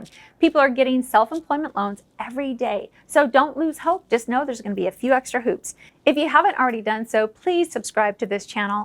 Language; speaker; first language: English; native; English